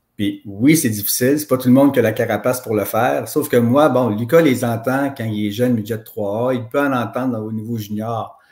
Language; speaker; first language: French; native; French